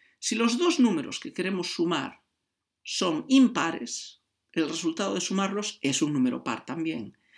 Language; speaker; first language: Spanish; native; Spanish